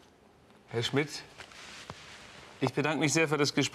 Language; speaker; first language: German; native; German